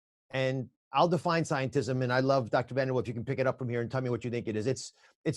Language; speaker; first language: English; native; English